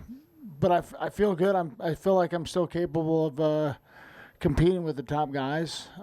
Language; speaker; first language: English; native; English